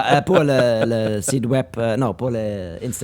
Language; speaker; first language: French; non-native, learner; German